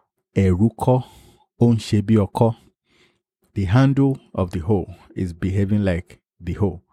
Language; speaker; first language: English; non-native, local second language; Yoruba